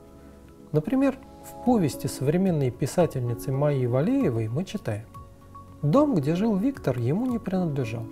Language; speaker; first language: Russian; native; Russian